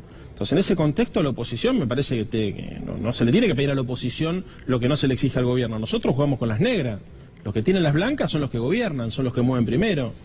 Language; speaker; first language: Spanish; native; Spanish